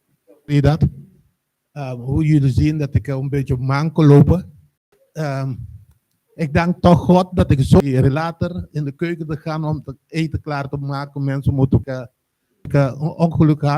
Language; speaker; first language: Dutch; non-native, local second language; Papiamento